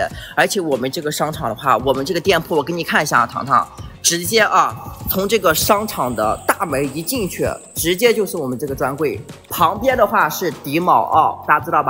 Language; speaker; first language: Chinese; native; Chinese